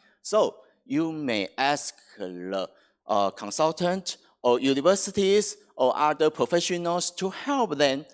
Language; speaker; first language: English; non-native, fluent; Chinese